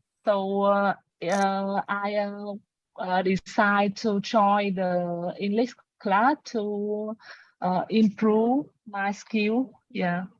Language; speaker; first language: English; non-native, learner; Vietnamese